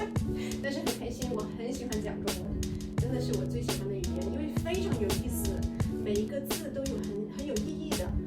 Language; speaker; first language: Chinese; non-native, fluent; English